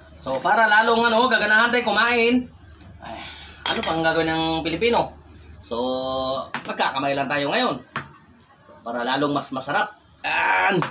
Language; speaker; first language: Filipino; non-native, local second language; Cebuano